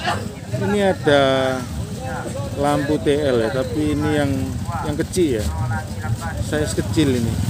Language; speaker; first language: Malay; non-native, local second language; Javanese